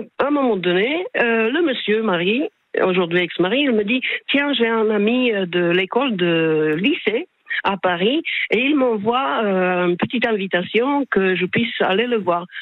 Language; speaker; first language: French; non-native, fluent; Slovak